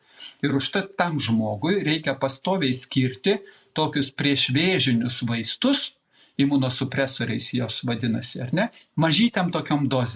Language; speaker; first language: Lithuanian; native; Lithuanian